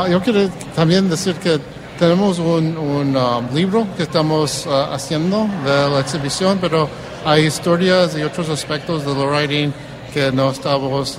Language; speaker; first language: Spanish; early bilingual, heritage; Spanish